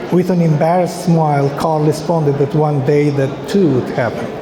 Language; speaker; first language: English; non-native, fluent; Albanian